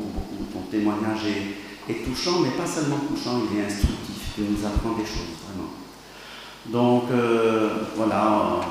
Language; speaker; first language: French; native; French